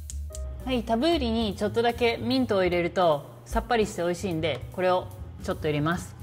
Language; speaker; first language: Japanese; native; Japanese